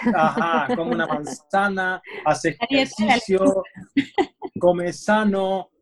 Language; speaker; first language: Spanish; native; Spanish